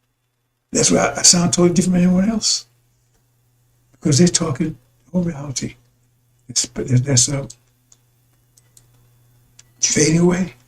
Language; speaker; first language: English; native; English